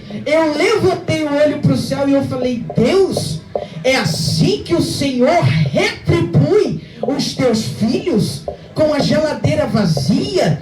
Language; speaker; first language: Portuguese; native; Portuguese